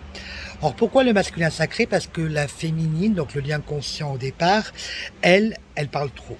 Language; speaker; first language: French; native; French